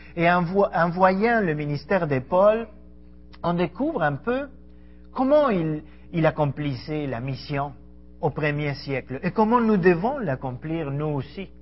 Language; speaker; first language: French; non-native, fluent; Spanish